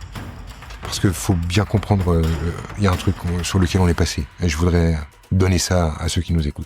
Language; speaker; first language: French; native; French